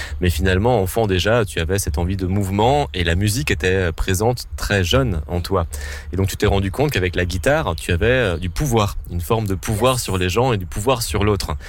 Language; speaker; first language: French; native; French